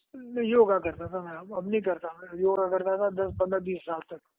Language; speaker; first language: Hindi; native; Hindi